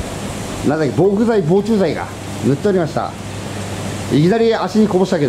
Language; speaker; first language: Japanese; native; Japanese